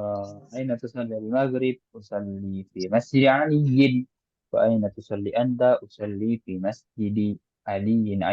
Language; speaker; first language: Arabic; non-native, fluent; Indonesian